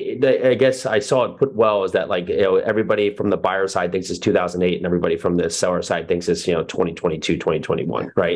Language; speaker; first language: English; native; English